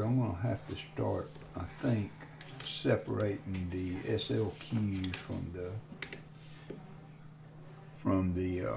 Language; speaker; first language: English; native; English